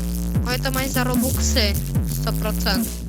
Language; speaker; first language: Czech; early bilingual, other home language; Russian